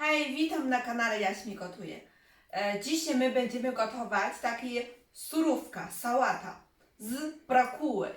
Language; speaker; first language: Polish; non-native, learner; Chinese